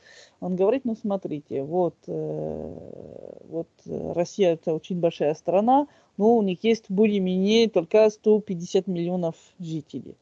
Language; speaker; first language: Russian; non-native, fluent; French